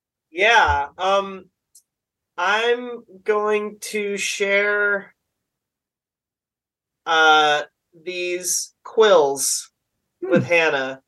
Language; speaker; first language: English; native; English